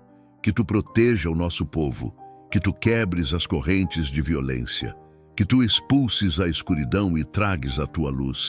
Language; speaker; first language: Portuguese; native; Portuguese